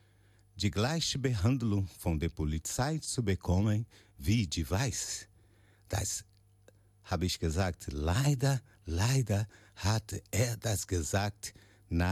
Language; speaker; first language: German; non-native, learner; Portuguese